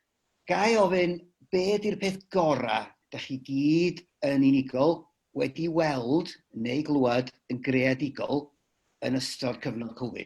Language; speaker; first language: Welsh; native; Welsh